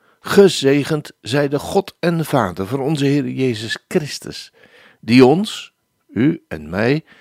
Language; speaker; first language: Dutch; native; Dutch